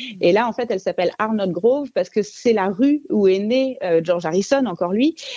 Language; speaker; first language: French; native; French